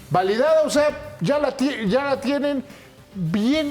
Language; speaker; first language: Spanish; native; Spanish